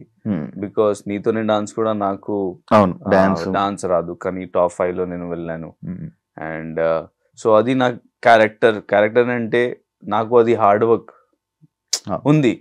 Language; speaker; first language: Telugu; non-native, learner; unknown